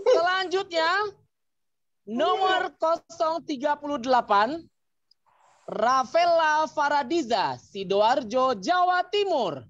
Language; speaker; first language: Indonesian; native; Indonesian